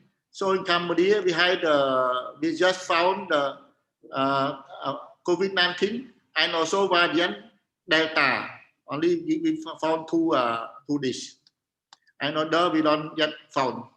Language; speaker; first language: English; non-native, learner; Khmer